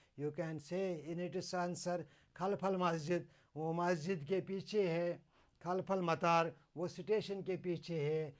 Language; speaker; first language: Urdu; non-native, local second language; Kashmiri